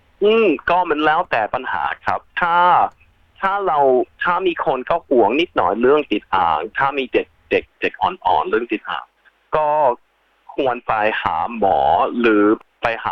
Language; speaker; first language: Thai; early bilingual, heritage; Thai